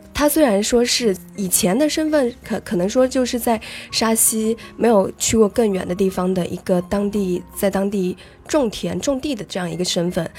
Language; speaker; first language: Chinese; native; Chinese